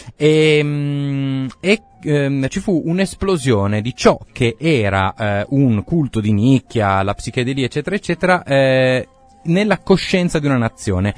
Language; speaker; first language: Italian; native; Italian